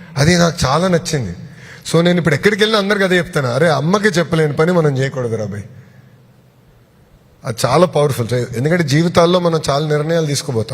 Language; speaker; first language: Telugu; native; Telugu